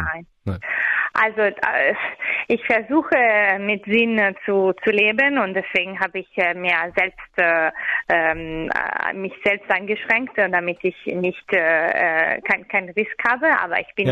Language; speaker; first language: German; non-native, learner; Italian